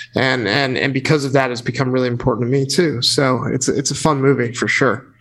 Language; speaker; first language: English; native; English